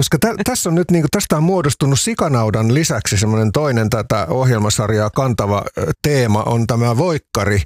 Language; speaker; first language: Finnish; native; Finnish